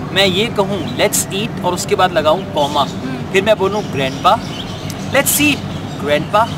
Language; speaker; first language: Urdu; native; Urdu